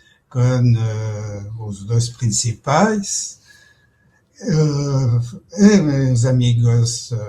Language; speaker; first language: Portuguese; non-native, fluent; French